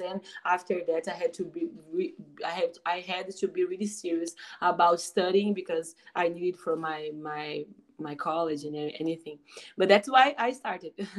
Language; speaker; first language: English; non-native, fluent; Portuguese